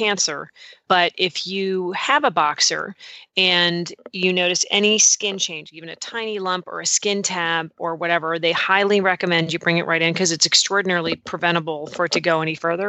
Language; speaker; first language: English; native; English